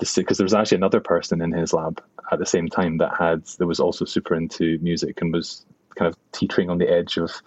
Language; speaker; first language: English; native; English